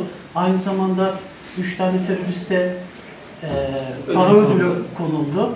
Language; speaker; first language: Turkish; native; Turkish